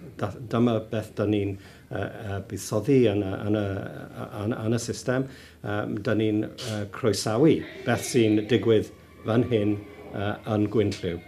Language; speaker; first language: Welsh; non-native, local second language; English